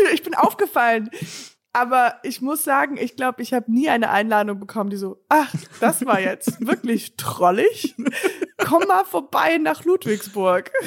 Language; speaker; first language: German; non-native, fluent; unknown